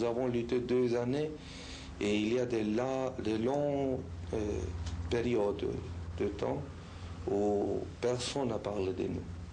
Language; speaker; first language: French; non-native, fluent; Spanish